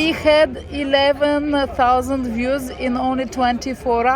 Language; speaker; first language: English; non-native, learner; Romanian